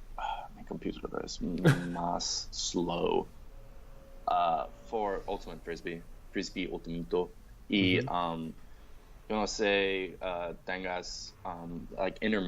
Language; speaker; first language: Spanish; non-native, learner; English